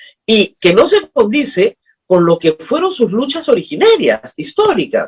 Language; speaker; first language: Spanish; native; Spanish